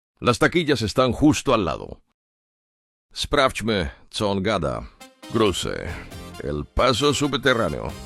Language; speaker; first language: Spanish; non-native, fluent; Polish